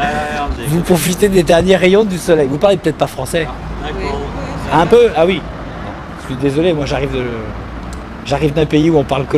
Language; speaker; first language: French; native; French